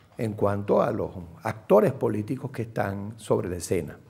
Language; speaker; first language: Spanish; native; Spanish